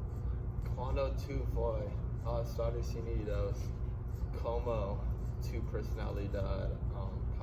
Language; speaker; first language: Spanish; non-native, learner; English